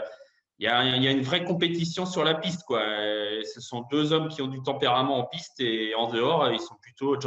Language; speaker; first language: French; native; French